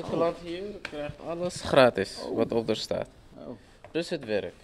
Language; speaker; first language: Dutch; non-native, fluent; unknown